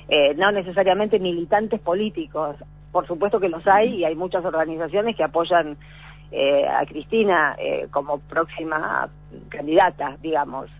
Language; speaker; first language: Spanish; native; Spanish